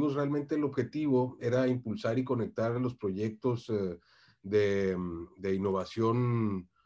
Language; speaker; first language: Spanish; native; Spanish